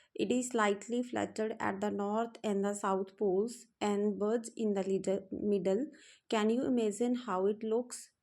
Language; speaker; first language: English; non-native, local second language; Punjabi